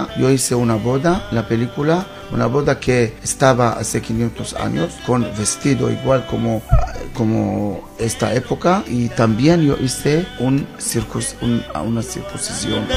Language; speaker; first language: Spanish; non-native, learner; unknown